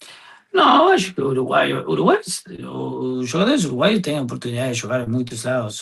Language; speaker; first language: Portuguese; non-native, fluent; Spanish